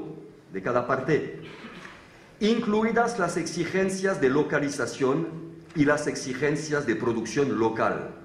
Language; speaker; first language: Spanish; non-native, fluent; French